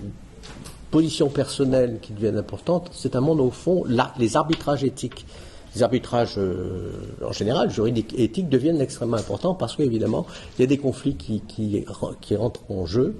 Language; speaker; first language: French; native; French